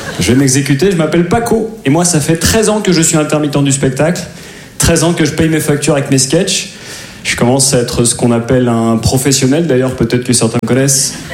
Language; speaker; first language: French; native; French